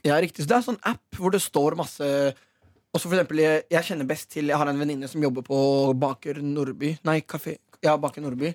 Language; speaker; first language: Norwegian; native; Norwegian